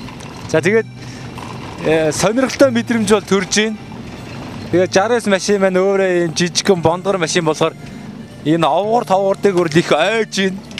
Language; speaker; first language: Mongolian; native; Mongolian